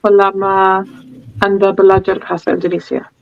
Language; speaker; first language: Indonesian; non-native, learner; English